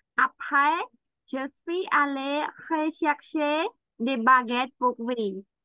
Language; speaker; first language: French; non-native, learner; Khmer